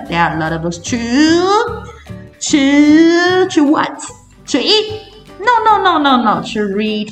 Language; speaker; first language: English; non-native, fluent; Chinese